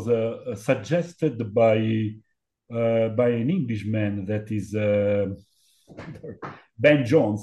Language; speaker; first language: English; non-native, learner; Italian